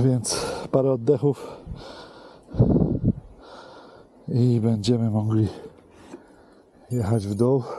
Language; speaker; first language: Polish; native; Polish